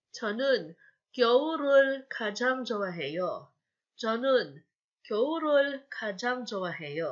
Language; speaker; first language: Korean; non-native, fluent; Filipino